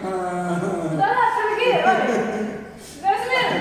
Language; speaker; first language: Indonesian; non-native, learner; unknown